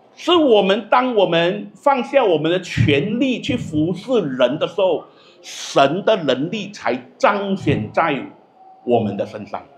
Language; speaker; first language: Chinese; native; Chinese